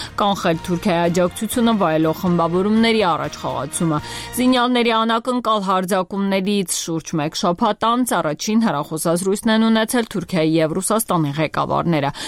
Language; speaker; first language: Armenian; native; Armenian